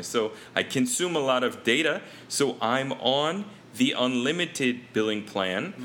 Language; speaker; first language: English; native; English